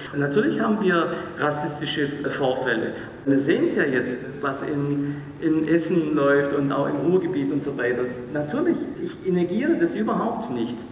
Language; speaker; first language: German; non-native, fluent; Portuguese